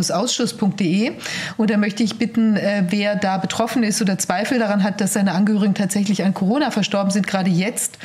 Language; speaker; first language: German; native; German